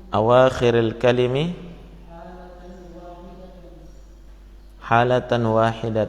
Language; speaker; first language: Arabic; non-native, fluent; Indonesian